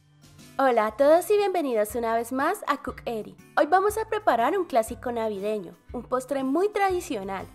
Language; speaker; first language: Spanish; native; Spanish